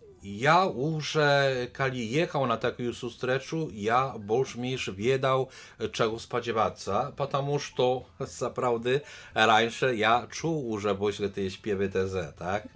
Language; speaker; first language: Polish; non-native, learner; Belarusian